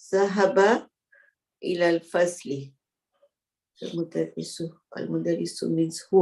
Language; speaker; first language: Arabic; non-native, learner; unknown